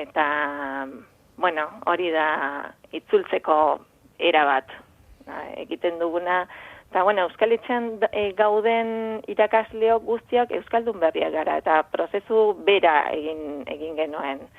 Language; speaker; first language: Basque; non-native, fluent; Spanish